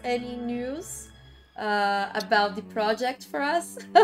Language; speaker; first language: English; non-native, fluent; Portuguese